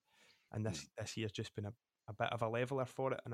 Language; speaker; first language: English; native; English